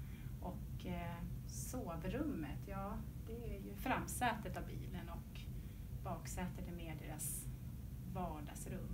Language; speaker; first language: Swedish; native; Swedish